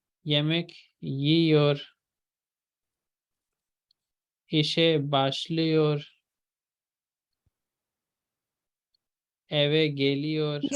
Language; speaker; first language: Turkish; non-native, fluent; Urdu